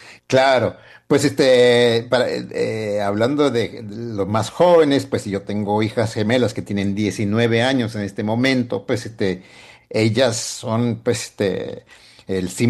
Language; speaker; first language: Spanish; early bilingual, heritage; Spanish